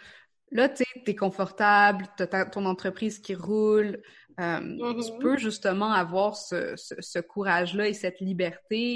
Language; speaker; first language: French; native; French